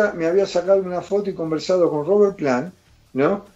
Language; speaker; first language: Spanish; native; Spanish